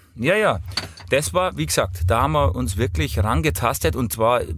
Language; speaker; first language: German; native; German